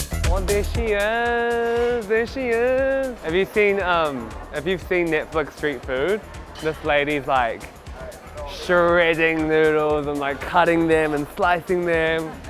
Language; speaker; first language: English; early bilingual, other home language; Korean